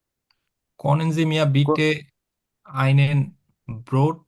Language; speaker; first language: German; non-native, learner; Bangla